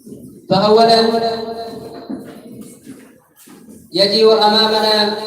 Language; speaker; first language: Arabic; non-native, learner; Bangla